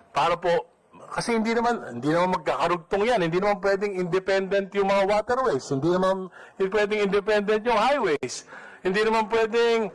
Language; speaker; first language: Filipino; native; Filipino